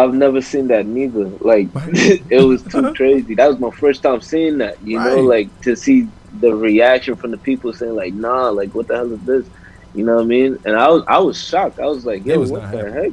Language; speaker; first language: English; native; English